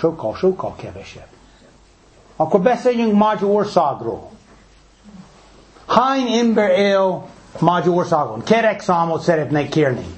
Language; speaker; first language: Hungarian; non-native, fluent; English